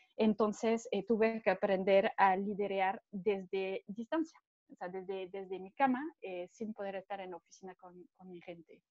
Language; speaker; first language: Spanish; non-native, fluent; French